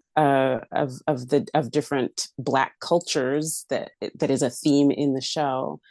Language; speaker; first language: English; native; English